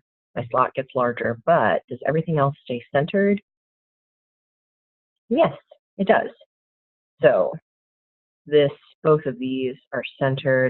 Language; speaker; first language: English; native; English